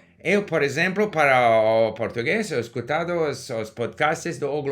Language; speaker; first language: Portuguese; non-native, learner; English